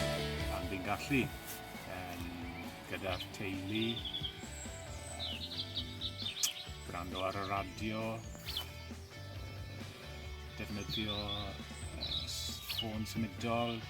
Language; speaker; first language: Welsh; non-native, learner; English